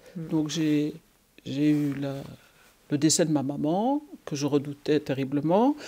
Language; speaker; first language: French; native; French